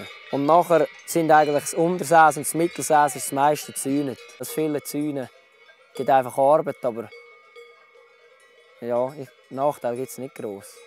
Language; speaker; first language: German; native; German